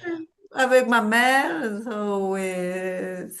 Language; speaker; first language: French; non-native, learner; Spanish